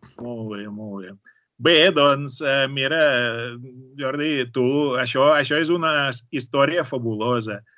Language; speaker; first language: Catalan; native; Catalan